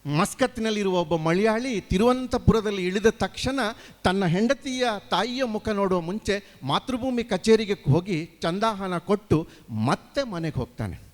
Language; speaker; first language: Kannada; native; Kannada